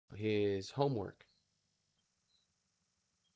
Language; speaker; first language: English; non-native, fluent; Portuguese